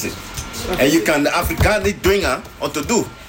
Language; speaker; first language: Dutch; non-native, learner; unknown